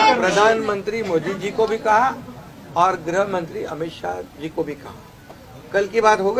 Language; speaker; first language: Hindi; non-native, local second language; Marathi